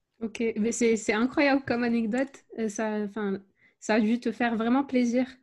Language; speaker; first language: French; native; French